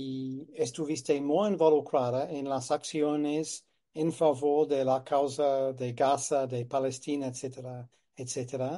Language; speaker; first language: Spanish; non-native, fluent; English